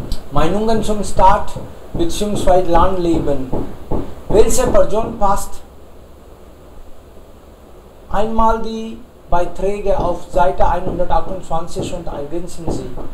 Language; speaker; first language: German; non-native, fluent; Hindi